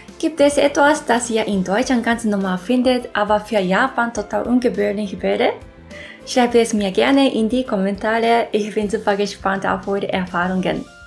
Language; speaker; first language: German; non-native, fluent; Japanese